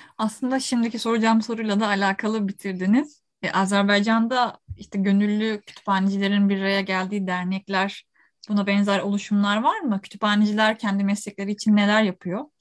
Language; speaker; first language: Turkish; native; Turkish